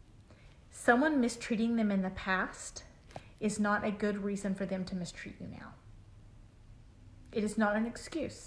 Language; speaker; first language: English; native; English